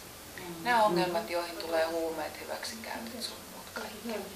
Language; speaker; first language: Finnish; native; Finnish